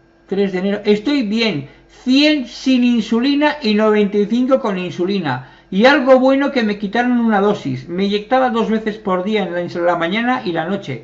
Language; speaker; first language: Spanish; native; Spanish